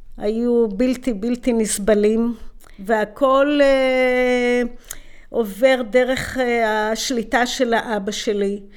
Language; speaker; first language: Hebrew; native; Hebrew